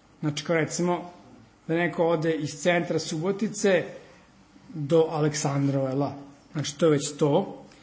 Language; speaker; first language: Serbian; early bilingual, heritage; Serbian